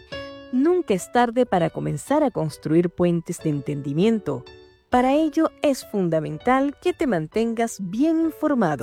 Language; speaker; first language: Spanish; native; Spanish